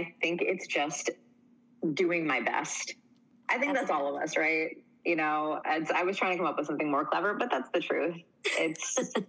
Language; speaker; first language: English; native; English